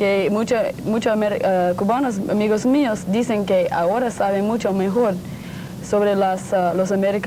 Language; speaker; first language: Spanish; non-native, learner; English